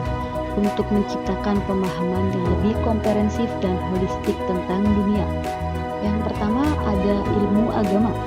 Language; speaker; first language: Indonesian; native; Indonesian